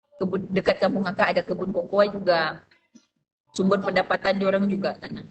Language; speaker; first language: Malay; non-native, local second language; Buginese